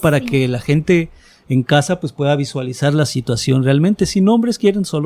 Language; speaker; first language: Spanish; native; Spanish